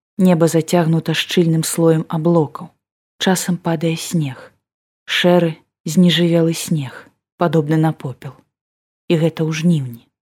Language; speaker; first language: Belarusian; native; Belarusian